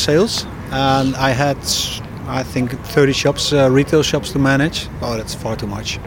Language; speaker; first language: English; non-native, fluent; Dutch